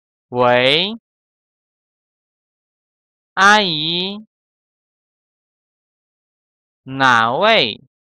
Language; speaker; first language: Chinese; non-native, fluent; Indonesian